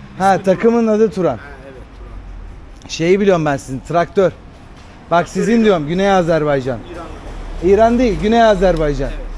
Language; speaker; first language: Turkish; early bilingual, heritage; Turkish